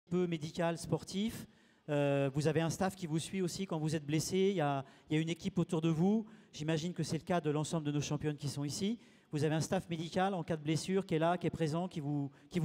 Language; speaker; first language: French; native; French